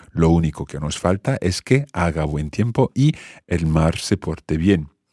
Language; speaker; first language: Spanish; non-native, fluent; English